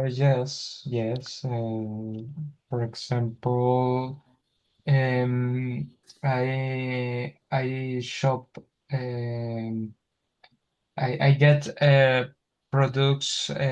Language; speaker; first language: English; non-native, learner; Spanish